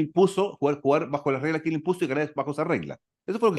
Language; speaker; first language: Spanish; native; Spanish